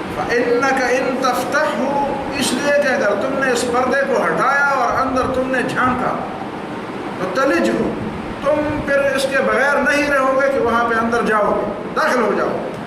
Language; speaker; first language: Urdu; non-native, local second language; Pashto